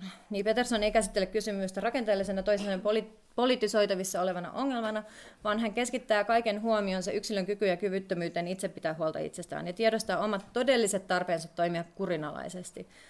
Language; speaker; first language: Finnish; native; Finnish